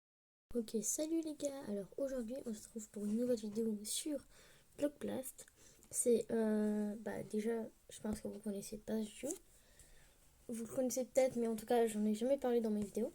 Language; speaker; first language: French; native; French